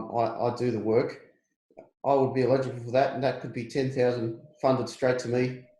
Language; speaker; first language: English; native; English